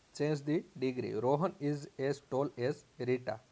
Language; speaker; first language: English; non-native, local second language; Gujarati